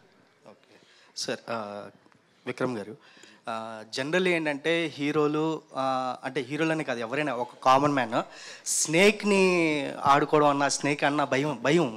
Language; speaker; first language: Telugu; native; Telugu